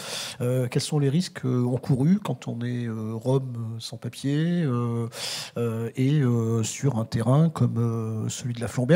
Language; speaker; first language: French; native; French